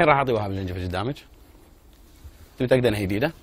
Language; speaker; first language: Arabic; native; Arabic